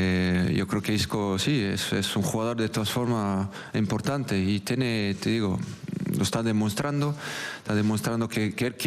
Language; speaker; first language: Spanish; non-native, local second language; French